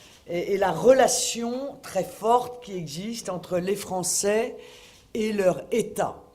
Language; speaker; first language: French; native; French